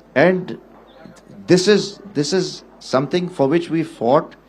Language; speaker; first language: English; non-native, local second language; Hindi